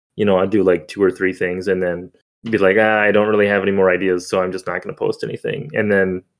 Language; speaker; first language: English; native; English